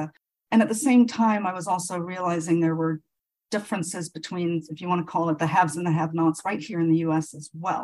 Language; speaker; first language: English; native; English